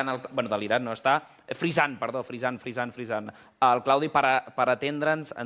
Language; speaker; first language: Catalan; native; Catalan